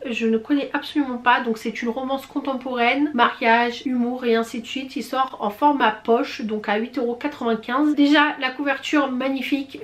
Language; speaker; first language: French; early bilingual, other home language; Portuguese